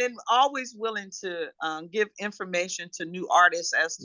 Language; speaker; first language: English; native; English